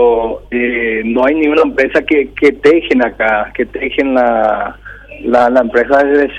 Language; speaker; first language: Spanish; early bilingual, other home language; Korean